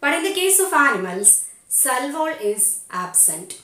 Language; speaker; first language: English; non-native, local second language; Malayalam